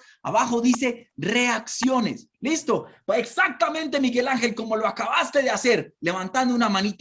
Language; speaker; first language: Spanish; native; Spanish